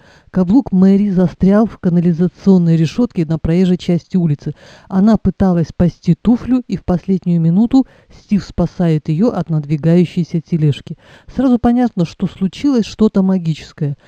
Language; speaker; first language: Russian; native; Russian